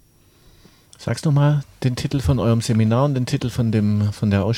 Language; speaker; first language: German; native; German